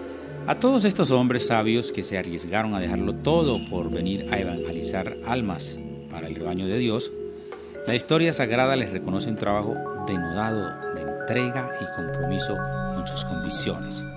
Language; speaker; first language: Spanish; native; Spanish